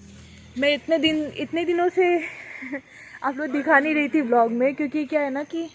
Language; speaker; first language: Hindi; native; Hindi